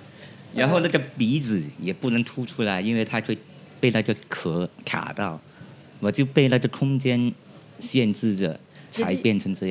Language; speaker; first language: Chinese; non-native, local second language; Cantonese